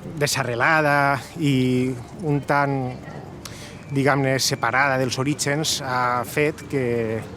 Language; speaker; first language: Catalan; native; Catalan